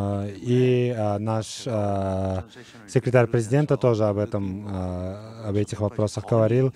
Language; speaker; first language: Russian; non-native, fluent; Korean